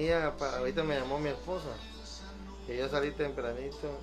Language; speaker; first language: Spanish; native; Spanish